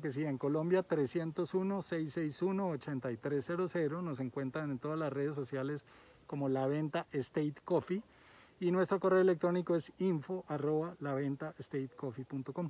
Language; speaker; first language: Spanish; native; Spanish